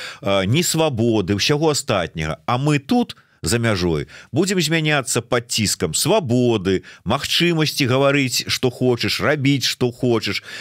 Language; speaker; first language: Belarusian; non-native, local second language; Russian